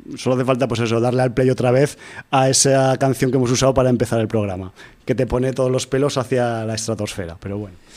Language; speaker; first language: Spanish; native; Spanish